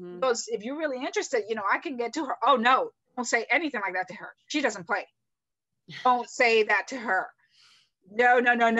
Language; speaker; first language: English; native; English